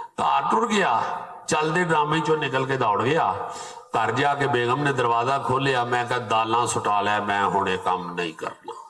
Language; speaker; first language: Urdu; non-native, local second language; Punjabi